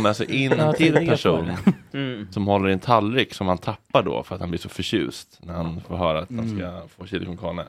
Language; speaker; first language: Swedish; native; Swedish